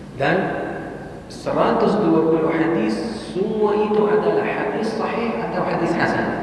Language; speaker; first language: Malay; non-native, fluent; Arabic